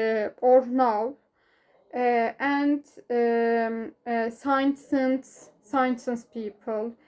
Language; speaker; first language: English; non-native, learner; Turkish